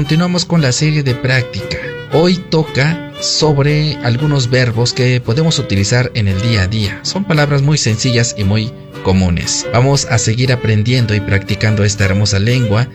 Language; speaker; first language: Spanish; non-native, local second language; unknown